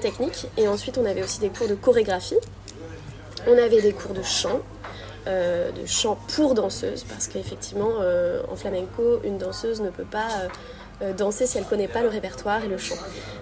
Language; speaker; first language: French; native; French